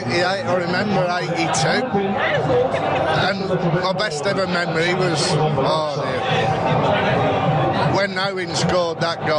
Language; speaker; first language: English; native; English